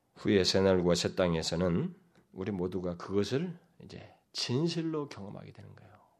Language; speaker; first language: Korean; native; Korean